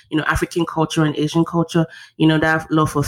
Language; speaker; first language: English; non-native, local second language; Yoruba